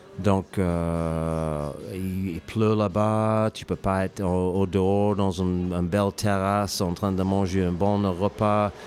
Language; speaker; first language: French; non-native, fluent; English